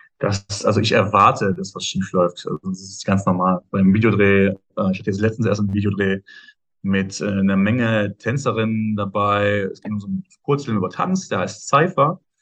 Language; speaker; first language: German; native; German